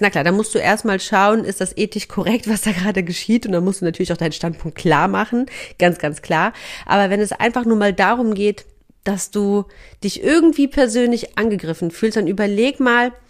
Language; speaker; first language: German; native; German